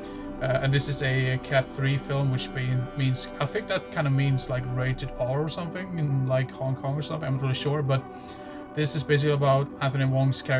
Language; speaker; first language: English; non-native, fluent; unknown